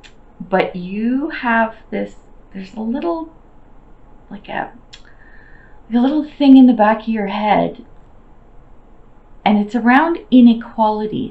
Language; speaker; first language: English; native; English